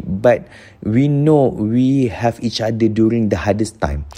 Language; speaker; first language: English; non-native, local second language; Malay